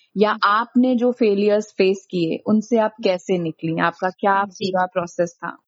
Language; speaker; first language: Hindi; native; Hindi